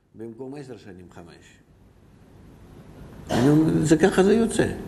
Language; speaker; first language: Hebrew; non-native, fluent; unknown